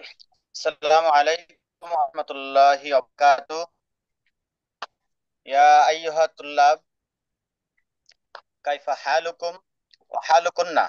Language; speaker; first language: Arabic; non-native, learner; Bangla